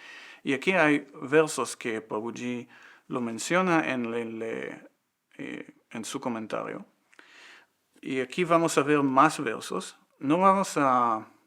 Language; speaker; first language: Spanish; non-native, fluent; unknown